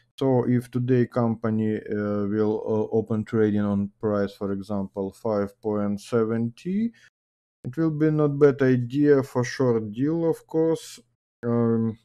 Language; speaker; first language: English; non-native, learner; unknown